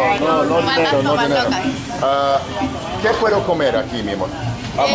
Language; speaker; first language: Spanish; non-native, learner; English